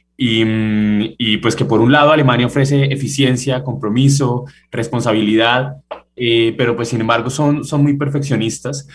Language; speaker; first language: Spanish; native; Spanish